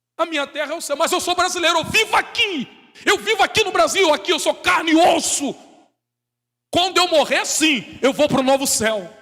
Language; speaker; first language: Portuguese; native; Portuguese